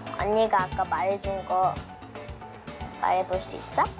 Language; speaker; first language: Korean; early bilingual, heritage; English